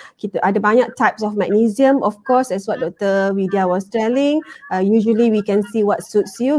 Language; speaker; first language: English; non-native, local second language; Malay